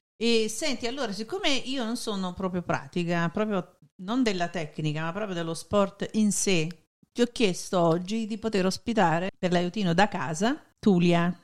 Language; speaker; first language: Italian; native; Italian